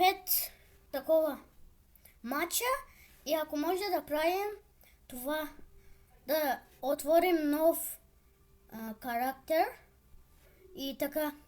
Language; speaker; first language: Bulgarian; non-native, local second language; Turkish